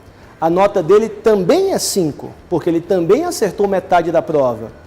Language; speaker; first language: Portuguese; native; Portuguese